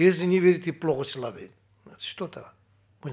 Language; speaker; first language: Russian; non-native, learner; Tibetan